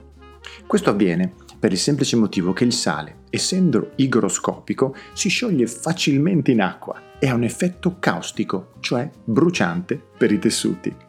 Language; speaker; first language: Italian; native; Italian